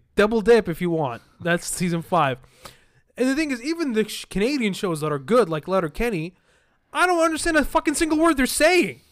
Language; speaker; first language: English; early bilingual, other home language; Arabic